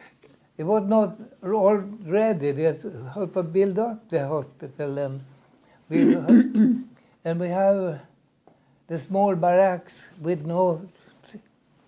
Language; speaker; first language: English; non-native, learner; Swedish